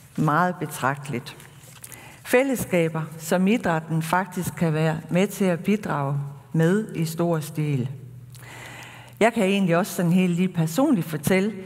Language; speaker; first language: Danish; native; Danish